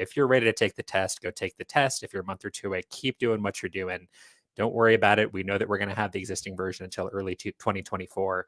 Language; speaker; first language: English; native; English